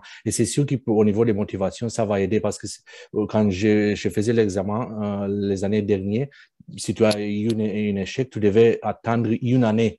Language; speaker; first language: French; non-native, fluent; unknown